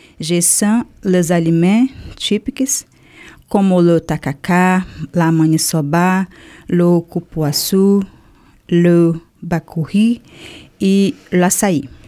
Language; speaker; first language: French; non-native, learner; Portuguese